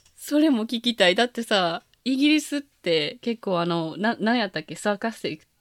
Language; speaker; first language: Japanese; native; Japanese